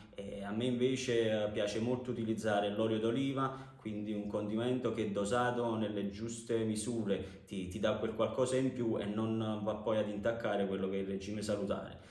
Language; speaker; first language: Italian; native; Italian